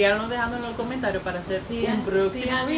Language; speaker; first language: Spanish; native; Spanish